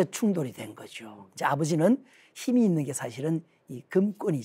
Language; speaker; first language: Korean; native; Korean